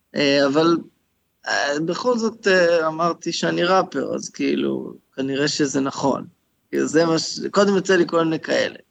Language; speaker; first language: Hebrew; native; Hebrew